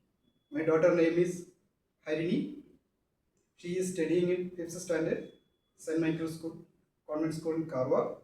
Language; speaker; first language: English; non-native, local second language; Malayalam